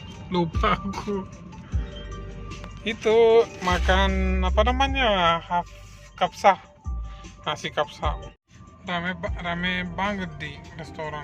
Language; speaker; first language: Indonesian; non-native, learner; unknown